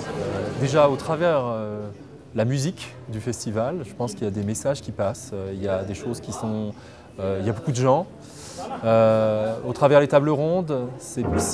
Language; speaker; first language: French; native; French